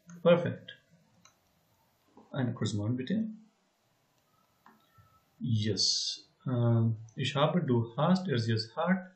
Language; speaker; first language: German; non-native, learner; Hindi